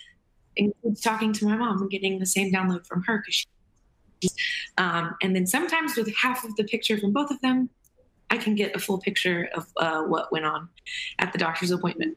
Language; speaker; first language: English; native; English